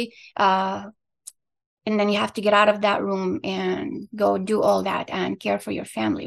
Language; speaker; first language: English; non-native, fluent; Arabic